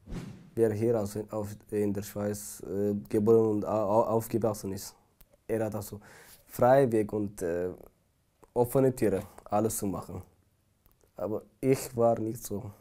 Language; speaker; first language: German; non-native, learner; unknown